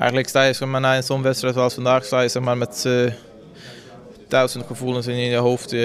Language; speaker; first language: Dutch; non-native, fluent; Swedish